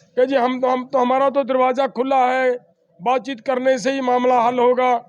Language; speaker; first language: Hindi; non-native, local second language; Punjabi